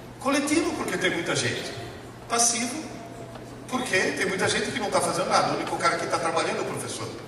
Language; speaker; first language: Portuguese; early bilingual, other home language; Italian